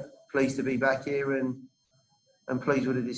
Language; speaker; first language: English; native; English